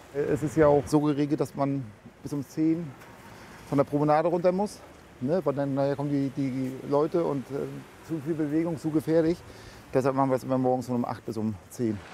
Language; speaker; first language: German; native; German